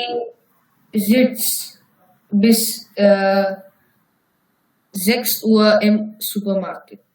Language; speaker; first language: German; non-native, learner; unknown